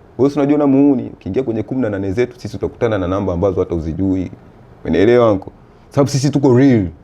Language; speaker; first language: Swahili; native; Swahili